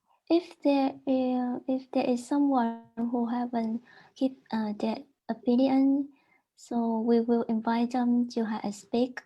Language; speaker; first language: English; non-native, learner; Vietnamese